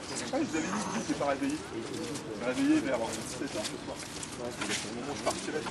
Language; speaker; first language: French; native; French